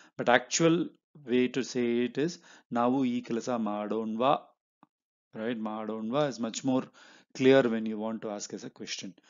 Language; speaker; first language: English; non-native, local second language; Hindi